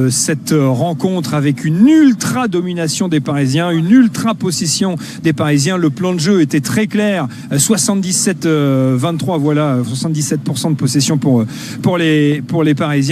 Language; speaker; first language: French; native; French